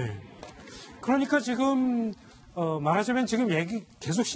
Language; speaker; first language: Korean; native; Korean